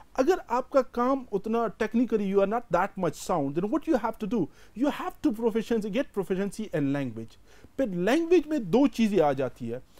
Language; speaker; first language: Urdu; non-native, local second language; Pashto